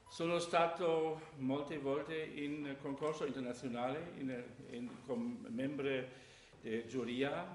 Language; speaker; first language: Italian; non-native, learner; German